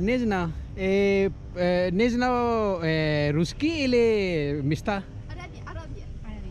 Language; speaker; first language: Russian; non-native, learner; Urdu